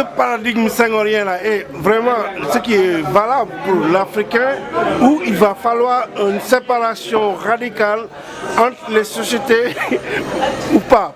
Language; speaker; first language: French; non-native, local second language; Wolof